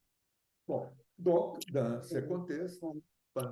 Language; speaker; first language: French; non-native, fluent; Portuguese